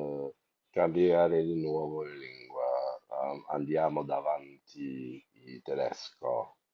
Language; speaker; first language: Italian; non-native, learner; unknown